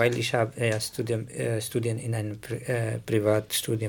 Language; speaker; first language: German; non-native, learner; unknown